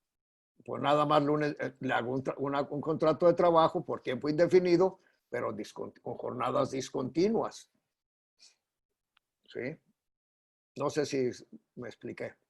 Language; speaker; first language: Spanish; native; Spanish